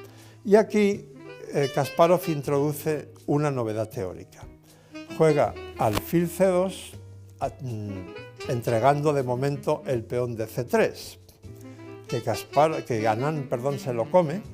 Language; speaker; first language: Spanish; native; Spanish